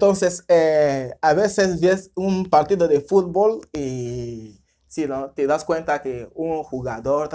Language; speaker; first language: Spanish; non-native, fluent; French